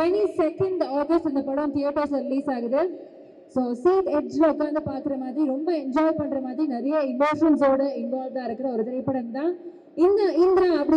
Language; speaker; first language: Tamil; native; Tamil